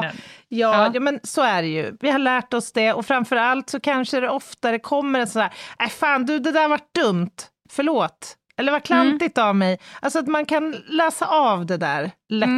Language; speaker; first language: Swedish; native; Swedish